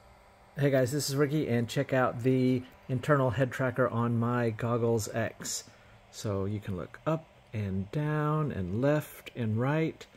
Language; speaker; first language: English; native; English